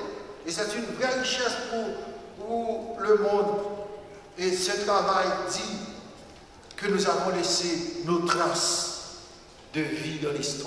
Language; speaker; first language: French; non-native, local second language; Haitian Creole